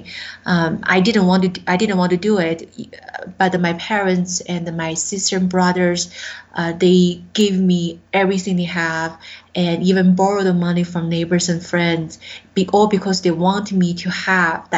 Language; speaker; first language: English; non-native, fluent; Chinese